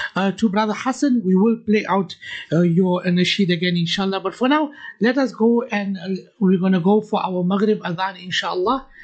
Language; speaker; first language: English; native; English